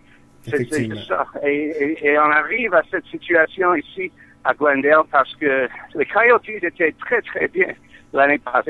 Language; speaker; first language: French; non-native, learner; English